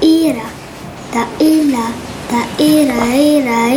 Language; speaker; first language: Arabic; non-native, learner; French